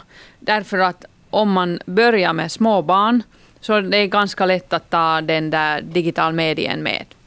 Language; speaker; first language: Swedish; non-native, local second language; Finnish